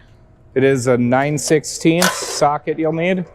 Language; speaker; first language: English; native; English